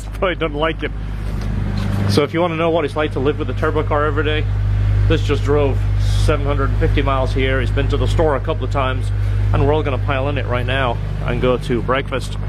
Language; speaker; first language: English; native; English